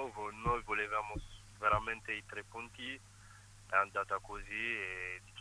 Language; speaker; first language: Italian; non-native, fluent; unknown